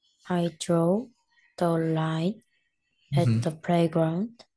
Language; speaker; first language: English; non-native, learner; Korean